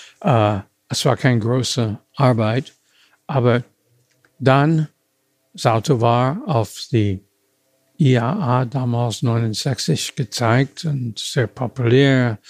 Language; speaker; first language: German; non-native, fluent; English